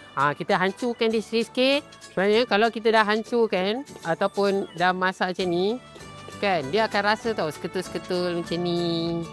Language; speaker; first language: Malay; native; Malay